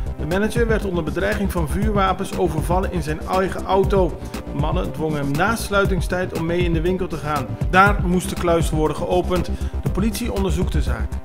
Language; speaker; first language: Dutch; non-native, local second language; Papiamento